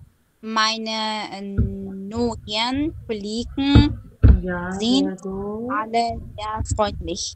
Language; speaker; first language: German; non-native, learner; Persian